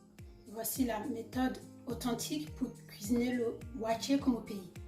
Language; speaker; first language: French; non-native, fluent; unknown